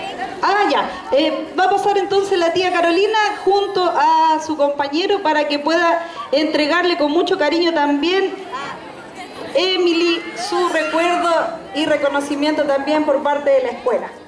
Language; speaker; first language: Spanish; native; Spanish